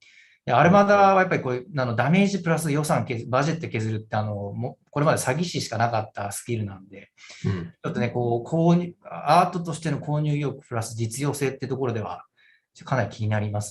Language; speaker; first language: Japanese; native; Japanese